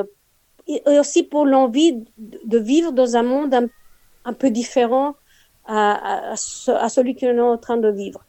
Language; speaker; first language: French; non-native, fluent; Spanish